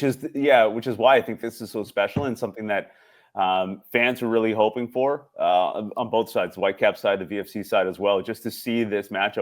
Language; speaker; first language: English; native; English